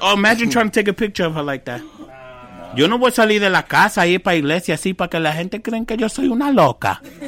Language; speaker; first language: Spanish; early bilingual, heritage; Spanish